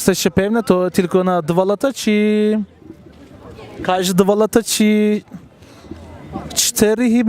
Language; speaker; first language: Polish; non-native, learner; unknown